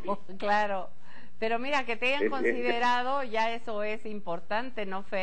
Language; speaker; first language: Spanish; native; Spanish